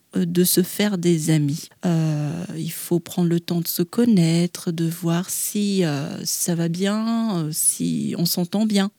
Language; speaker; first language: French; non-native, local second language; Malagasy